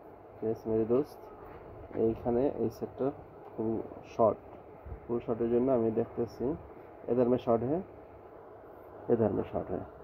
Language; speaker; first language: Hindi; non-native, learner; Bangla